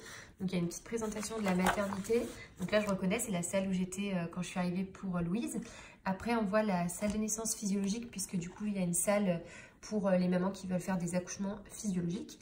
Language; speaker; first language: French; native; French